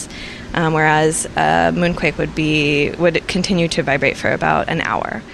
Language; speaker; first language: English; native; English